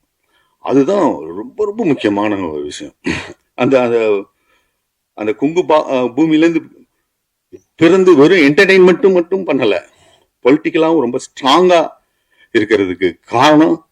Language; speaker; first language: Tamil; native; Tamil